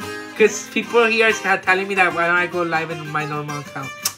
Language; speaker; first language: English; early bilingual, other home language; Spanish